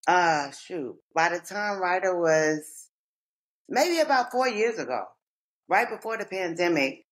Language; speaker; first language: English; native; English